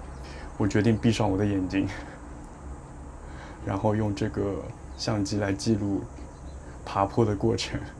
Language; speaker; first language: Chinese; native; Chinese